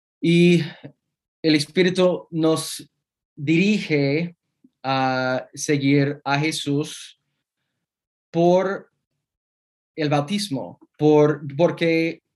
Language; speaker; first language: Spanish; non-native, fluent; English